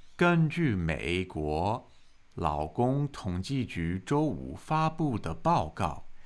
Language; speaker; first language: Chinese; non-native, fluent; English